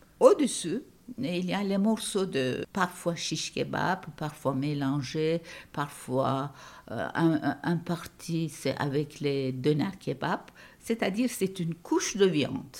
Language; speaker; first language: French; non-native, fluent; Turkish